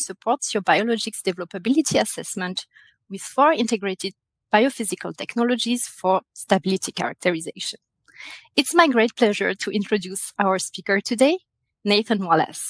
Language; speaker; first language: English; non-native, fluent; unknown